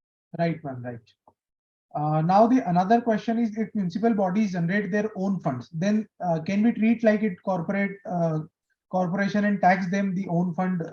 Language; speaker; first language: English; non-native, local second language; Hindi